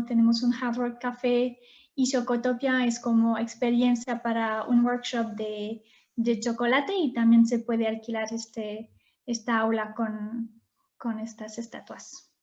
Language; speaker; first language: Spanish; non-native, fluent; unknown